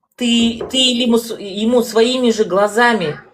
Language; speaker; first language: Russian; non-native, local second language; Kazakh